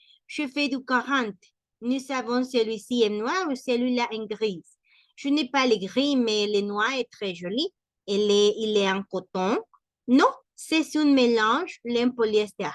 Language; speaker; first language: French; non-native, learner; Spanish